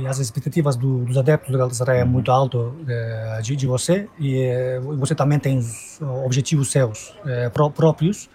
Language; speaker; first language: Portuguese; non-native, fluent; Turkish